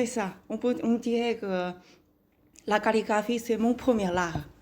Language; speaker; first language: French; non-native, learner; Chinese